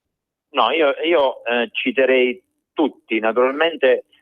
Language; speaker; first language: Italian; native; Italian